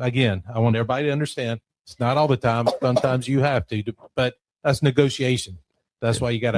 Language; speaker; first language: English; native; English